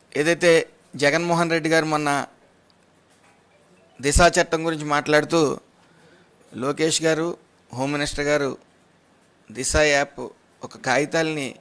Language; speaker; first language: Telugu; native; Telugu